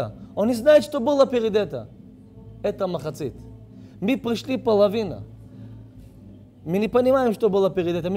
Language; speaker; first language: Russian; non-native, learner; Hebrew